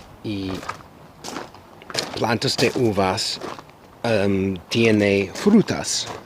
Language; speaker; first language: Spanish; non-native, learner; English